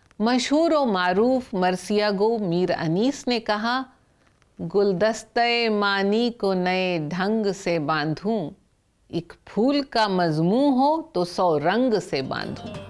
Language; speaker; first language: Urdu; native; Urdu